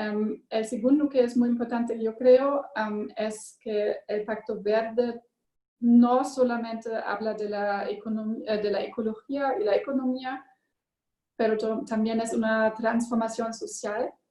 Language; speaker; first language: Spanish; non-native, learner; German